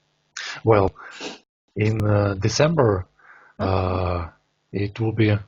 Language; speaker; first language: English; non-native, learner; Russian